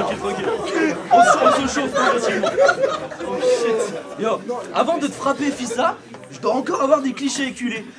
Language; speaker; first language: French; native; French